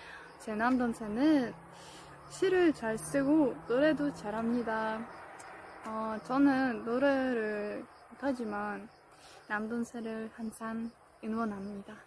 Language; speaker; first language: Korean; non-native, fluent; Russian